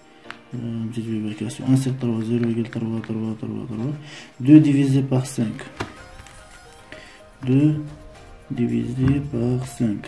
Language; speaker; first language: French; non-native, local second language; Arabic